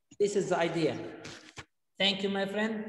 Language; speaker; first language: English; non-native, fluent; Arabic